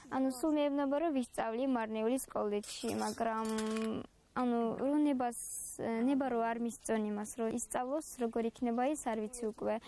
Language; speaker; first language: Georgian; non-native, local second language; Azerbaijani